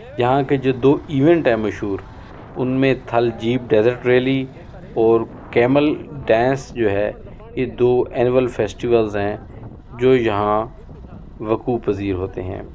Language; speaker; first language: Urdu; non-native, local second language; Saraiki